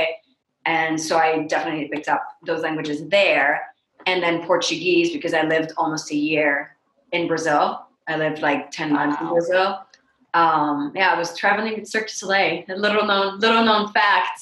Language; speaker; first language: English; non-native, fluent; French